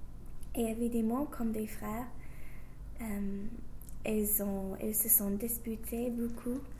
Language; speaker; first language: French; non-native, fluent; English